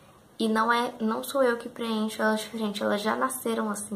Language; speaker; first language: Portuguese; native; Portuguese